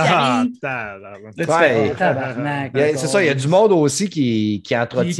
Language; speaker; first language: French; native; French